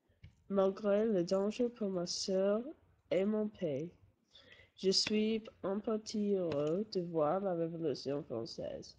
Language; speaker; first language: French; non-native, learner; English